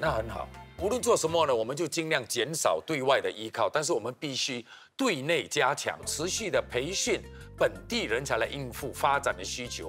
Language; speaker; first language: Chinese; native; Chinese